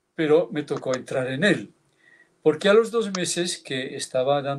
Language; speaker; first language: Spanish; early bilingual, heritage; Basque